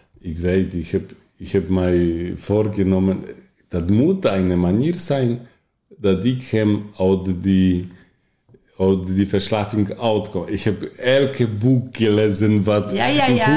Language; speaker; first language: German; non-native, learner; Polish